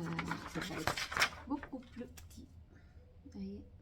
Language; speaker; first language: French; non-native, fluent; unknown